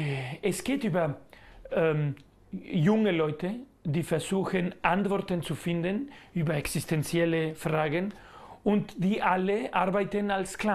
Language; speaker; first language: German; non-native, learner; Spanish